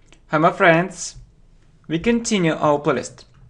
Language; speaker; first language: English; non-native, fluent; Russian